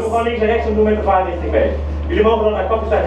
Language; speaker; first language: Dutch; native; Dutch